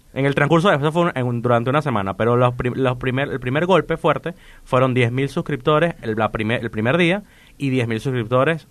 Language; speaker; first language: Spanish; native; Spanish